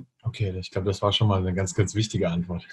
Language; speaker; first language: German; native; German